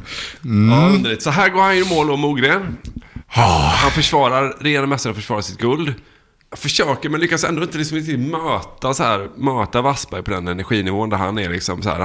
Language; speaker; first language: Swedish; native; Swedish